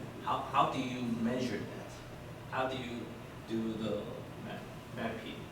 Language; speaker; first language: English; non-native, fluent; Chinese